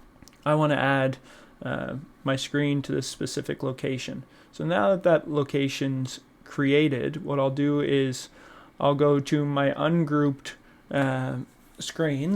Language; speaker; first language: English; native; English